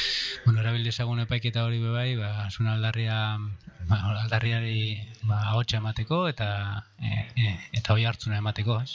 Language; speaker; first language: Basque; native; Basque